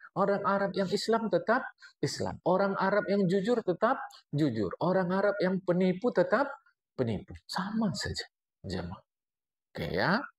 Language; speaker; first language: Indonesian; native; Indonesian